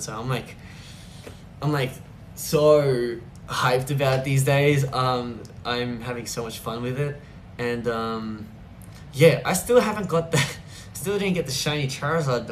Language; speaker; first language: English; early bilingual, other home language; Korean